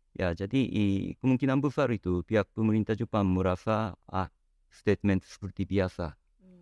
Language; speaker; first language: Indonesian; non-native, fluent; Japanese